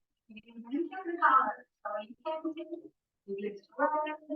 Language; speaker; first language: English; non-native, fluent; Indonesian